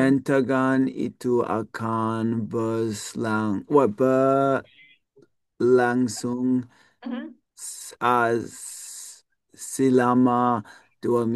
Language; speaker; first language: Indonesian; non-native, learner; English